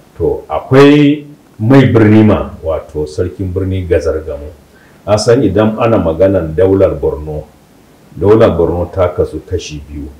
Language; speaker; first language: Hausa; non-native, local second language; Kanuri